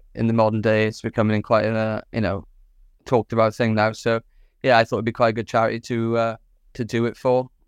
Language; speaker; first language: English; native; English